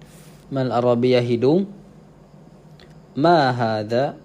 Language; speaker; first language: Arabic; non-native, fluent; Indonesian